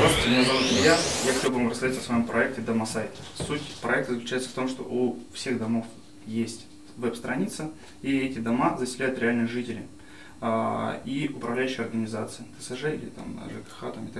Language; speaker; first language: Russian; native; Russian